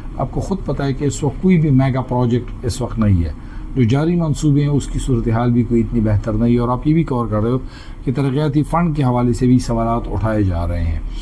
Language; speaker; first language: Urdu; non-native, local second language; Pashto